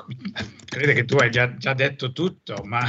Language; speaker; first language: Italian; non-native, fluent; English